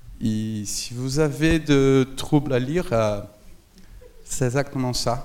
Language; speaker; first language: French; non-native, fluent; Portuguese